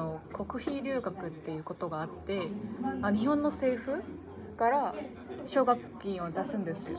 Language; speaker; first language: Japanese; non-native, fluent; Korean